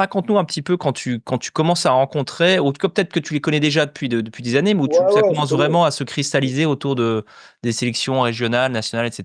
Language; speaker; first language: French; native; French